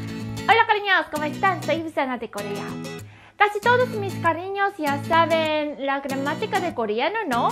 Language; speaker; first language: Spanish; non-native, learner; Korean